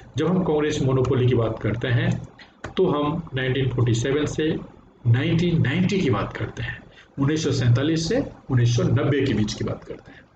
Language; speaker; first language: Hindi; native; Hindi